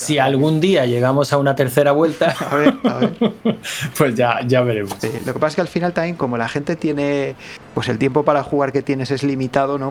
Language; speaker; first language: Spanish; native; Spanish